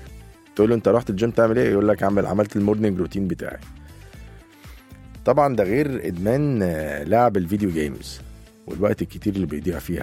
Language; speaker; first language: Arabic; native; Arabic